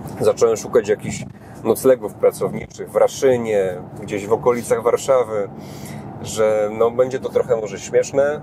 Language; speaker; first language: Polish; native; Polish